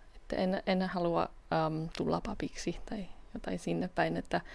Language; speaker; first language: Finnish; non-native, fluent; Slovak